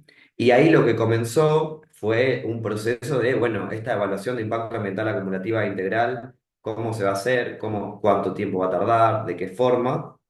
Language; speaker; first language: Spanish; native; Spanish